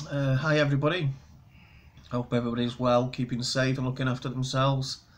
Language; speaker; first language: English; native; English